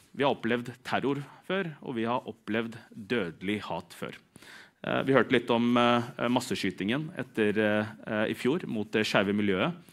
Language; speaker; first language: Norwegian; early bilingual, other home language; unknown